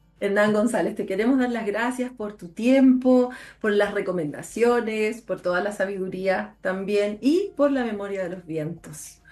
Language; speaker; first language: Spanish; native; Spanish